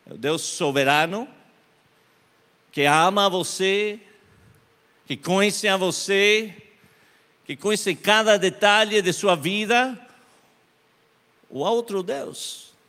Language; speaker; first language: Portuguese; non-native, learner; Spanish